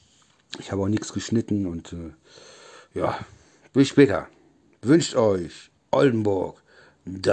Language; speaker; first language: German; native; German